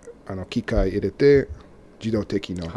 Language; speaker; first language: Japanese; non-native, learner; English